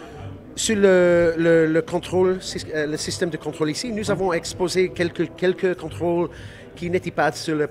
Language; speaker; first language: French; non-native, learner; English